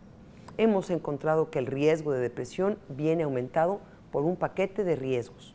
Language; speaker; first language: Spanish; native; Spanish